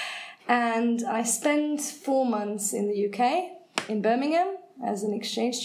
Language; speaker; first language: English; non-native, fluent; Hungarian